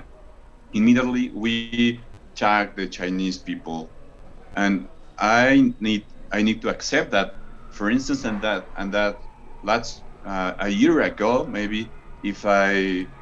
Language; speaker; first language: English; non-native, learner; Spanish